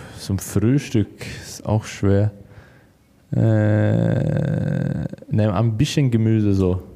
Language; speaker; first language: German; non-native, learner; Swedish